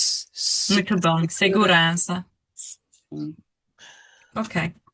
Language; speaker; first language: Portuguese; non-native, learner; English